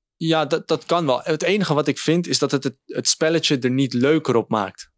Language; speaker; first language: Dutch; native; Dutch